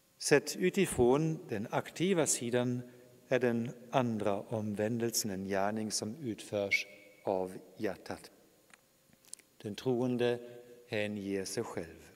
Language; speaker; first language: Swedish; non-native, fluent; German